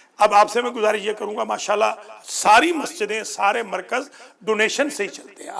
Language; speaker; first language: Urdu; non-native, local second language; Punjabi